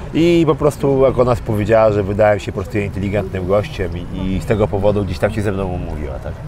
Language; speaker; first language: Polish; early bilingual, other home language; Armenian